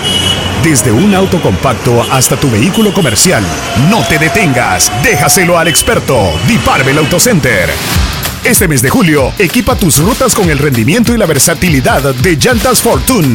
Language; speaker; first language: Spanish; native; Spanish